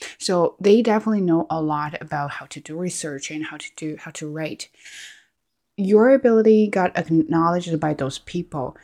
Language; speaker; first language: English; non-native, fluent; Chinese